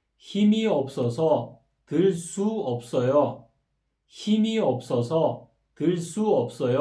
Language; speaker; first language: Korean; non-native, fluent; Kyrgyz